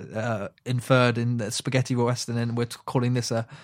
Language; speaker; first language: English; early bilingual, other home language; Morisyen